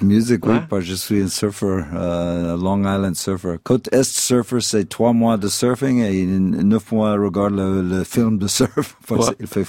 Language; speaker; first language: French; non-native, fluent; English